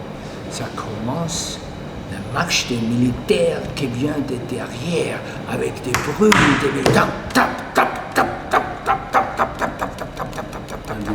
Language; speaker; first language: French; non-native, learner; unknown